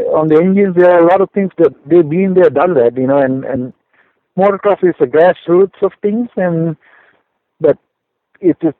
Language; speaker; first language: English; non-native, local second language; Sinhala